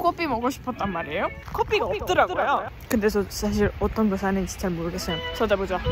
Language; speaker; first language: Korean; non-native, fluent; Estonian